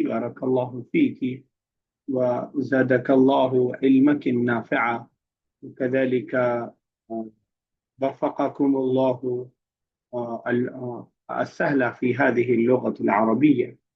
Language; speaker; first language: Arabic; non-native, fluent; Urdu